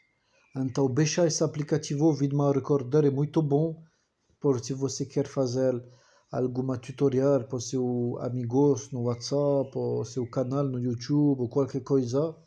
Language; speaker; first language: Portuguese; non-native, learner; French